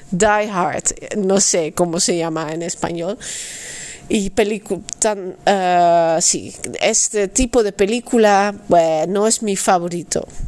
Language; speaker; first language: Spanish; non-native, fluent; Dutch